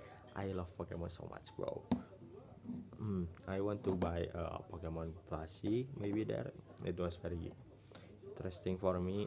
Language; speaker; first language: English; non-native, learner; Indonesian